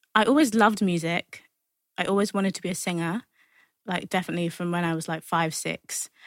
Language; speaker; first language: English; native; English